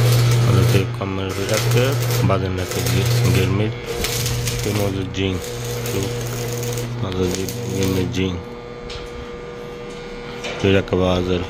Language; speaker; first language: Arabic; non-native, learner; Bangla